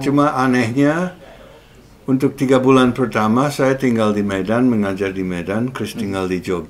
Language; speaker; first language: Indonesian; non-native, fluent; English